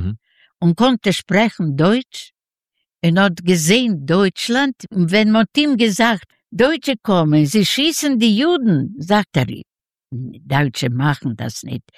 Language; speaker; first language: German; non-native, fluent; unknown